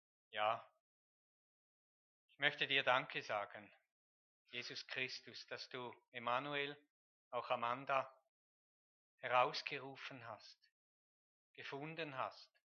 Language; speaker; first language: German; native; German